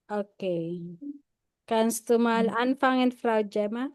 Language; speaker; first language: German; non-native, fluent; Filipino